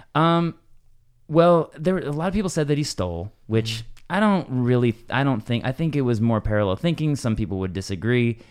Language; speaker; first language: English; native; English